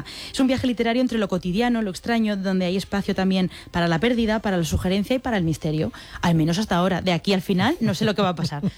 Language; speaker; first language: Spanish; native; Spanish